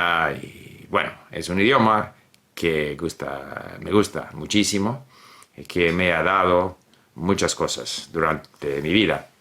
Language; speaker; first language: Spanish; non-native, fluent; English